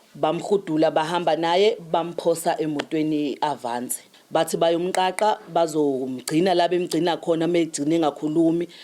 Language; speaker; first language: Zulu; native; Zulu